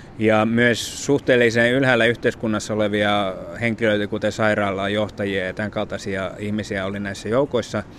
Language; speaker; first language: Finnish; native; Finnish